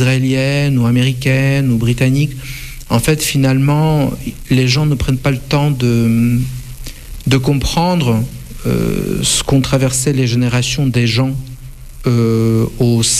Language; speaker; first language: French; non-native, fluent; Russian